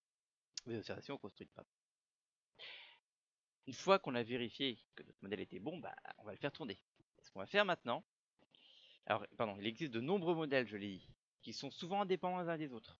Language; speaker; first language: French; native; French